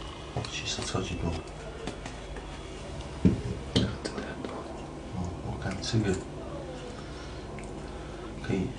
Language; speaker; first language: Chinese; non-native, fluent; Italian